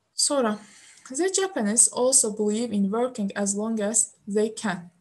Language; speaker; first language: English; non-native, fluent; Azerbaijani